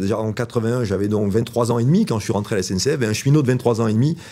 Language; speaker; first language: French; native; French